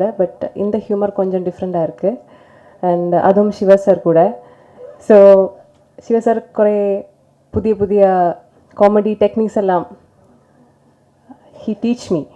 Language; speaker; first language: Tamil; non-native, learner; Malayalam